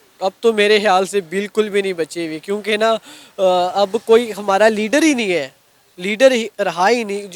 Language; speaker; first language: Urdu; non-native, local second language; Kashmiri